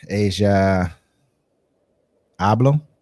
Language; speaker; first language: Spanish; non-native, learner; English